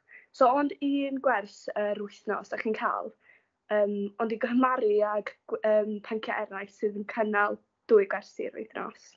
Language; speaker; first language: Welsh; non-native, local second language; English